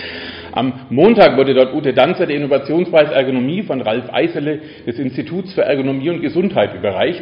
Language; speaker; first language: German; native; German